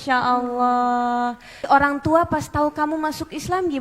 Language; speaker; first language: Indonesian; native; Indonesian